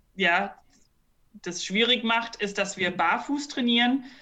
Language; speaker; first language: German; early bilingual, other home language; English